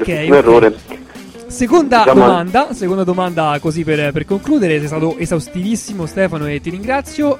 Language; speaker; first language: Italian; native; Italian